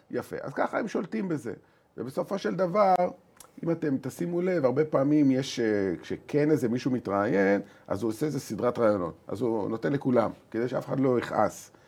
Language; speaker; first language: Hebrew; native; Hebrew